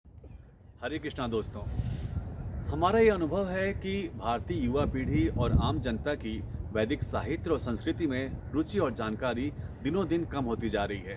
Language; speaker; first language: Hindi; native; Hindi